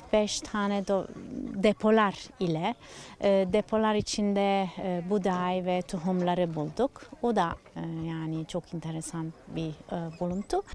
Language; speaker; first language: Turkish; non-native, learner; Italian